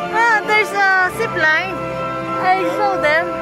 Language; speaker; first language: English; non-native, learner; Filipino